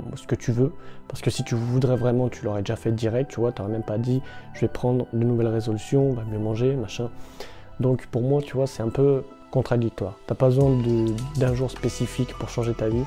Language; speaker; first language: French; native; French